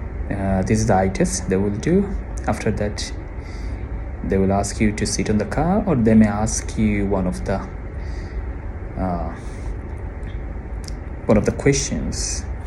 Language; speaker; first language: English; non-native, local second language; Sylheti